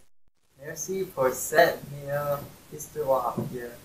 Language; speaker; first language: French; non-native, learner; English